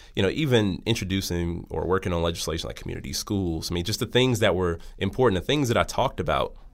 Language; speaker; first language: English; native; English